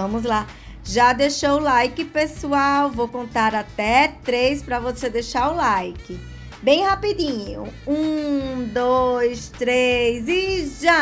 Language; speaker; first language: Portuguese; native; Portuguese